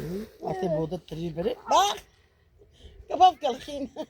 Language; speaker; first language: Russian; non-native, fluent; Armenian